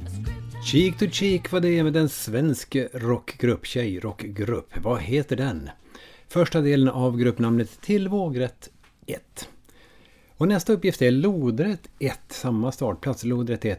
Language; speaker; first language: Swedish; native; Swedish